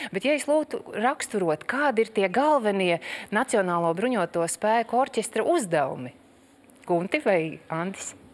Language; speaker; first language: Latvian; native; Latvian